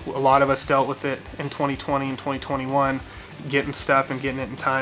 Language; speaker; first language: English; native; English